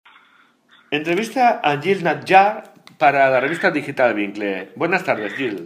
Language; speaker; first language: Spanish; native; Spanish